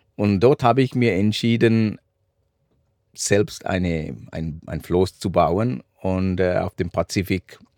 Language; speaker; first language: German; non-native, fluent; Sinhala